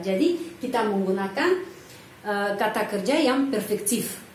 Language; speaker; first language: Indonesian; non-native, fluent; Russian